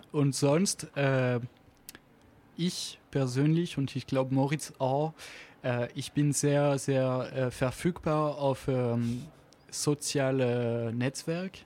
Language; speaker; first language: German; non-native, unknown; French